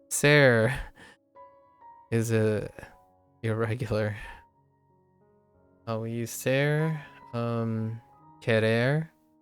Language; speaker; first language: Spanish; non-native, learner; English